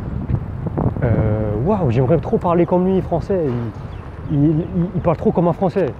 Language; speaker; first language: French; native; French